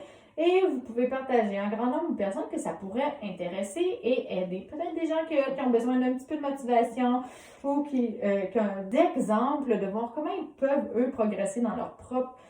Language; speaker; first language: French; native; French